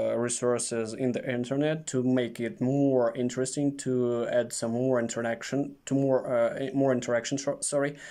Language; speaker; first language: English; non-native, fluent; Russian